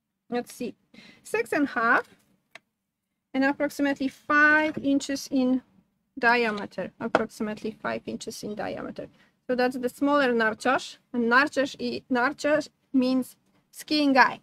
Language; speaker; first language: English; non-native, fluent; Polish